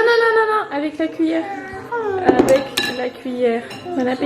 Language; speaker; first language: French; native; French